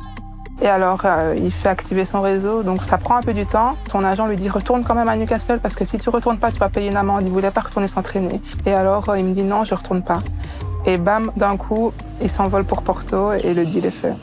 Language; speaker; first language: French; native; French